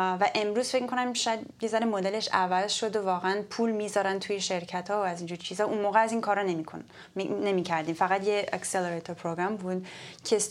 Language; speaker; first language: Persian; early bilingual, heritage; Persian